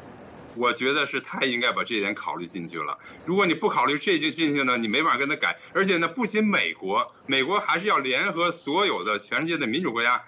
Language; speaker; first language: Chinese; native; Chinese